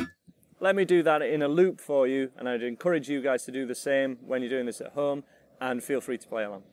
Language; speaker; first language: English; native; English